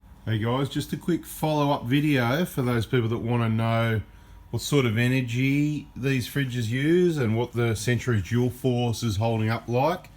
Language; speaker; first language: English; native; English